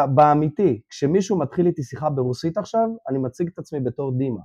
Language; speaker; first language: Hebrew; early bilingual, other home language; Russian